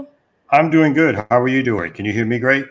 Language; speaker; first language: English; native; English